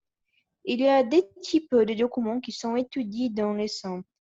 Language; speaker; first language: French; non-native, learner; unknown